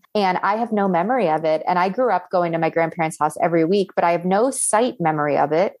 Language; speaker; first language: English; early bilingual, other home language; Italian